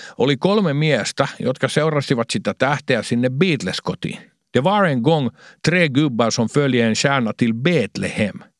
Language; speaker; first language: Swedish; non-native, local second language; Finnish